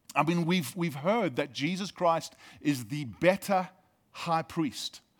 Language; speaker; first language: English; native; English